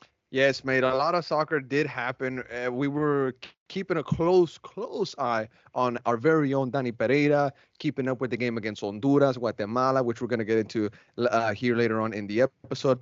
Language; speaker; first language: English; native; English